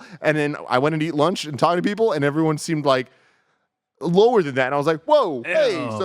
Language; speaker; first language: English; native; English